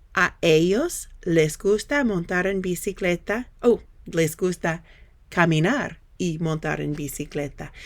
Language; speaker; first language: Spanish; non-native, fluent; English